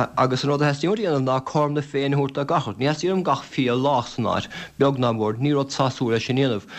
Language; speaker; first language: Irish; native; Irish